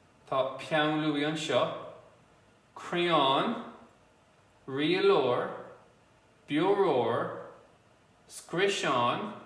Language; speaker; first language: Irish; non-native, local second language; English